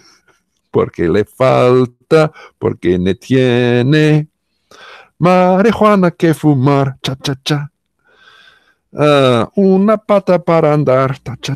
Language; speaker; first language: Spanish; non-native, learner; English